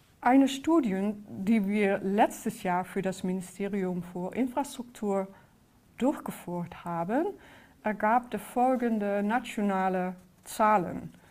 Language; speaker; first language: German; non-native, fluent; Dutch